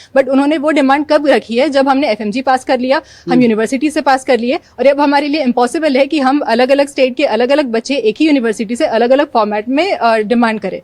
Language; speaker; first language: Hindi; native; Hindi